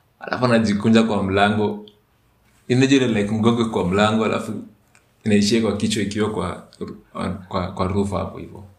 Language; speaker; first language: Swahili; native; Swahili